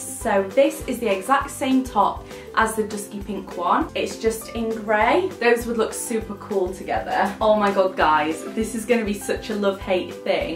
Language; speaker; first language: English; native; English